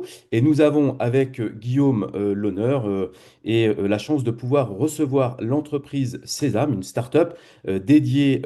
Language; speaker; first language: French; native; French